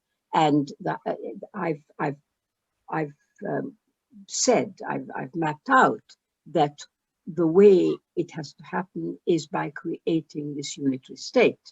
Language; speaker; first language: English; early bilingual, other home language; Arabic